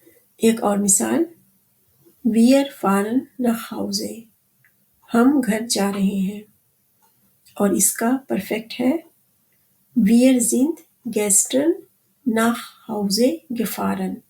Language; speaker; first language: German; non-native, fluent; Urdu